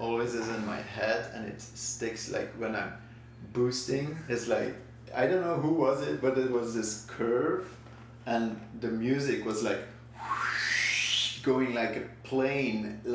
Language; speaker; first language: English; non-native, fluent; Dutch